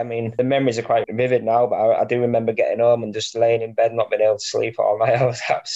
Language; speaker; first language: English; native; English